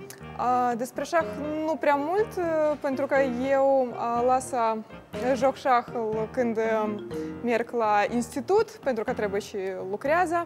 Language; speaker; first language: Romanian; non-native, learner; Russian